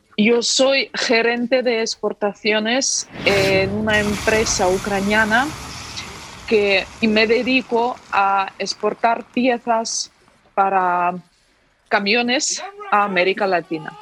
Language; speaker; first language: Spanish; non-native, fluent; Ukrainian